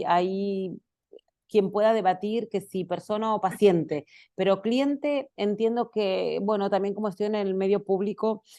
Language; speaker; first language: Spanish; native; Spanish